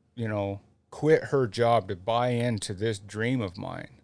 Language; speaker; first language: English; native; English